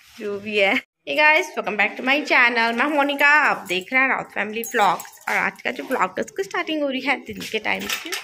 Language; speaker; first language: Hindi; native; Hindi